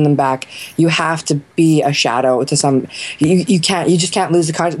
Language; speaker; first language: English; native; English